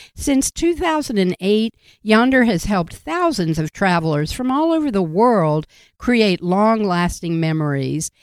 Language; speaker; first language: English; native; English